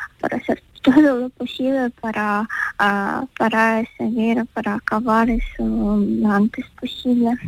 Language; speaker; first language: Spanish; non-native, learner; Ukrainian